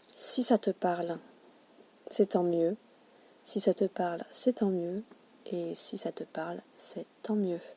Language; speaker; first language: French; native; French